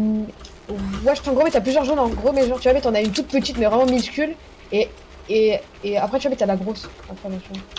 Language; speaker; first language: French; native; French